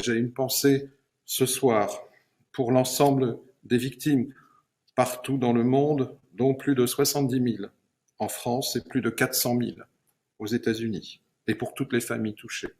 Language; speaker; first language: French; native; French